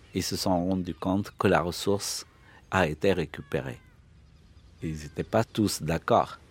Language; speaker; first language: French; non-native, local second language; Arabic